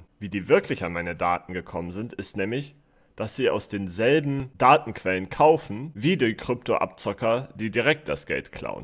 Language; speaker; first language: German; native; German